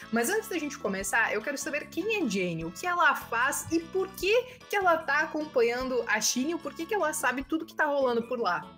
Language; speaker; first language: Portuguese; native; Portuguese